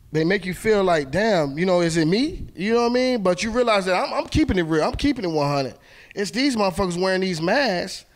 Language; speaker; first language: English; native; English